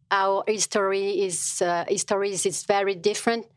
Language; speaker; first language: English; non-native, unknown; French